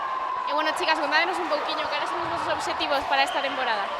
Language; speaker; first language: Galician; native; Galician